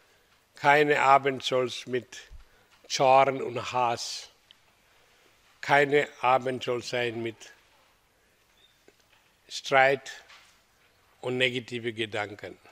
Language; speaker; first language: German; non-native, learner; Hindi